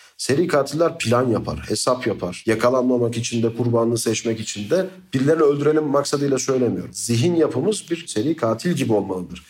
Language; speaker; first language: Turkish; native; Turkish